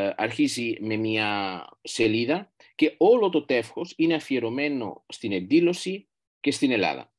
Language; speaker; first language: Greek; non-native, fluent; Catalan